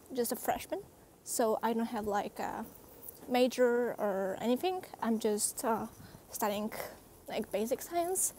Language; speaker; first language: English; non-native, fluent; Polish